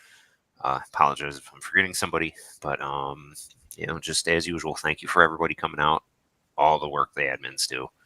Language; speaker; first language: English; native; English